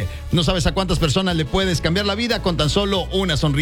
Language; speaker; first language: Spanish; native; Spanish